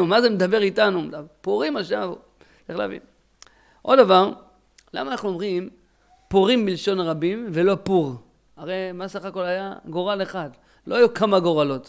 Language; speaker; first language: Hebrew; native; Hebrew